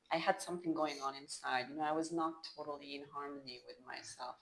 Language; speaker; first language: English; non-native, fluent; Hungarian